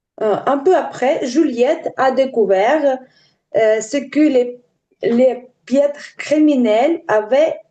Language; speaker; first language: French; non-native, learner; Ukrainian